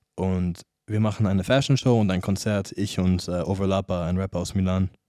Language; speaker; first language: German; non-native, fluent; English